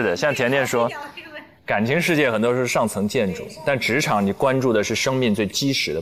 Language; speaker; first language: Chinese; native; Chinese